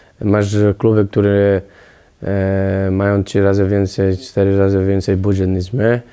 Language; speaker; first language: Polish; non-native, learner; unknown